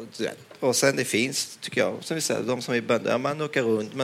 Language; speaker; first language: Swedish; non-native, fluent; French